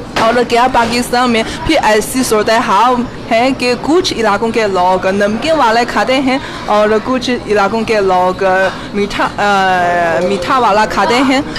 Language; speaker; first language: Urdu; non-native, fluent; Chinese